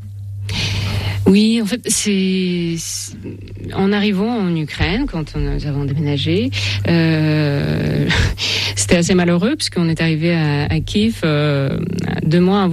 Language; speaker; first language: French; non-native, fluent; Russian